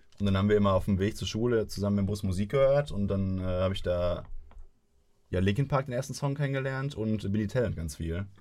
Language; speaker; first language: German; native; German